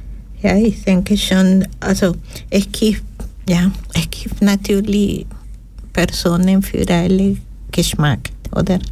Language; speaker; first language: German; non-native, learner; Spanish